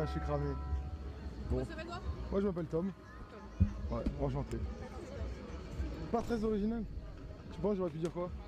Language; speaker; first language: French; native; French